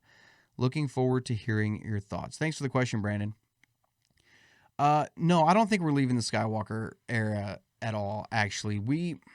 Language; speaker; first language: English; native; English